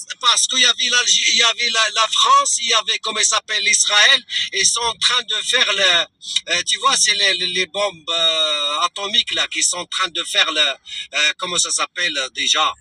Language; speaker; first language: French; non-native, local second language; Arabic